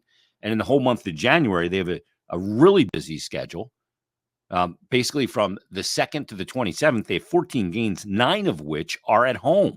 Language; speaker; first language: English; native; English